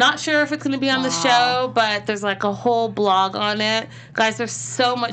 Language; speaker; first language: English; native; English